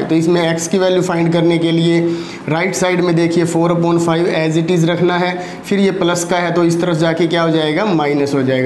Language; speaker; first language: Hindi; native; Hindi